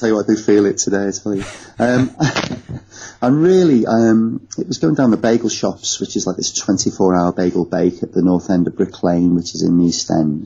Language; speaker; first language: English; native; English